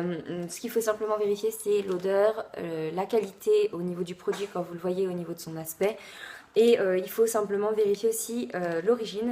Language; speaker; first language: French; native; French